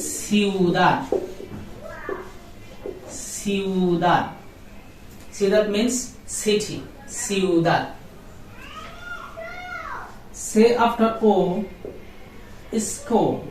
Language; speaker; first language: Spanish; non-native, learner; Bangla